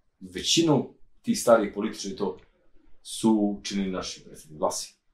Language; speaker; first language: Serbian; non-native, local second language; Romanian